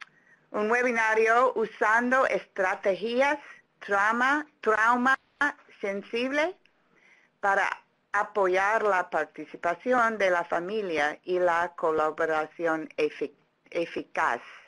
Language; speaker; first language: Spanish; non-native, fluent; English